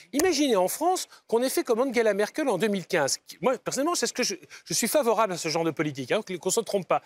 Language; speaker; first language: French; native; French